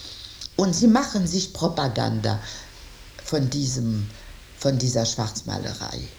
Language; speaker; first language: German; non-native, local second language; French